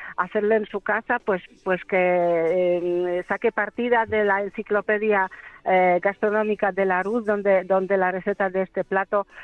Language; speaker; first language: Spanish; non-native, fluent; Polish